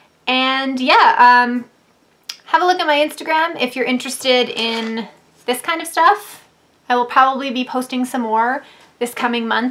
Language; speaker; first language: English; native; English